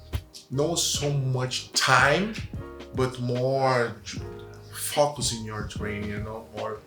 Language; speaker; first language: English; non-native, learner; Portuguese